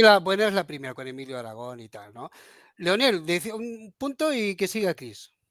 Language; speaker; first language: Spanish; native; Spanish